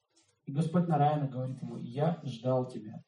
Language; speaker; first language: Russian; native; Russian